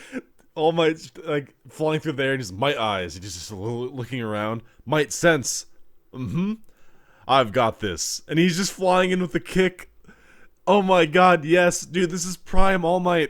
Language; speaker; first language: English; native; English